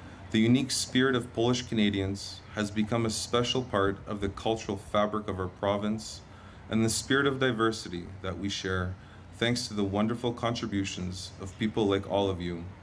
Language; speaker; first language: English; native; English